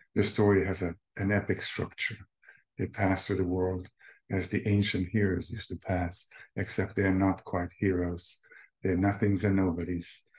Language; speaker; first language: English; non-native, fluent; Bosnian